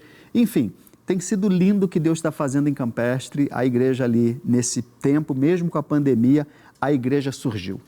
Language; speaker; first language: Portuguese; native; Portuguese